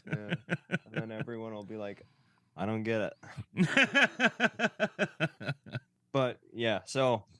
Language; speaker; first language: English; native; English